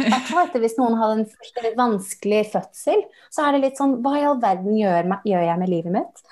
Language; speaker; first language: Norwegian; early bilingual, heritage; English